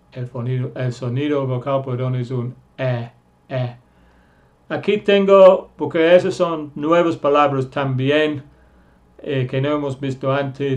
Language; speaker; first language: Spanish; non-native, fluent; English